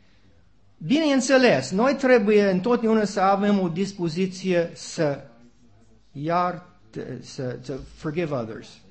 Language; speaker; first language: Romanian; non-native, learner; English